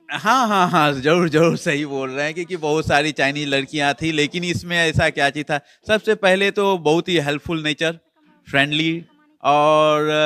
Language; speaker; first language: Hindi; native; Hindi